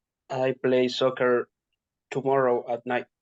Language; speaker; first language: English; non-native, learner; Spanish